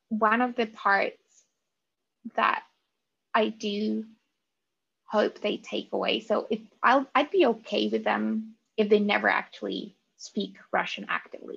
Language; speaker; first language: English; non-native, fluent; Russian